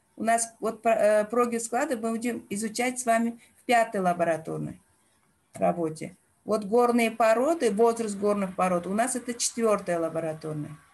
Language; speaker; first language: Russian; non-native, local second language; Uzbek